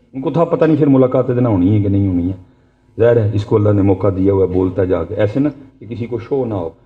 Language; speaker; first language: Urdu; non-native, local second language; Northern Hindko